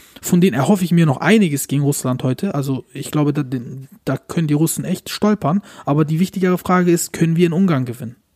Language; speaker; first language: German; early bilingual, other home language; Turkish